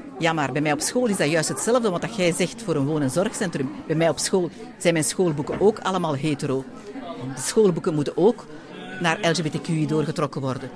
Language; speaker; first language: Dutch; native; Dutch